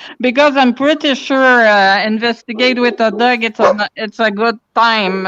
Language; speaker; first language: English; non-native, local second language; French